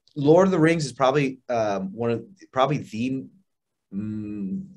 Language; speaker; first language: English; native; English